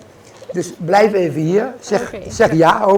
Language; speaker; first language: Dutch; native; Dutch